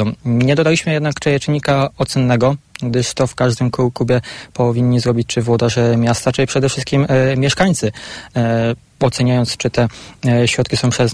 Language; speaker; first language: Polish; native; Polish